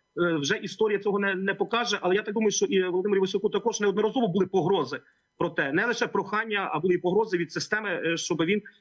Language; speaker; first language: Ukrainian; native; Ukrainian